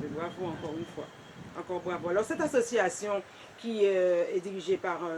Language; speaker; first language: French; native; French